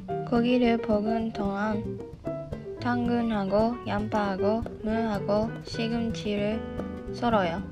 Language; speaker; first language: Korean; non-native, learner; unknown